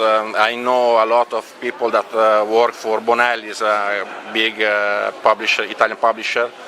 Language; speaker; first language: English; non-native, learner; Italian